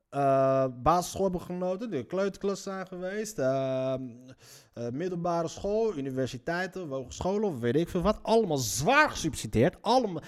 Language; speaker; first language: Dutch; early bilingual, other home language; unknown